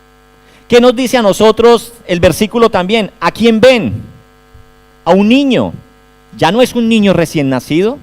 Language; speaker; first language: Spanish; native; Spanish